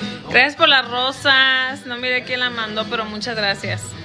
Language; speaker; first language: Spanish; native; Spanish